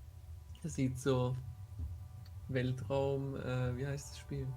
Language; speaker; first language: German; native; German